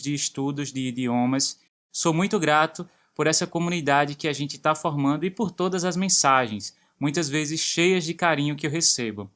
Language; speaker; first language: Portuguese; native; Portuguese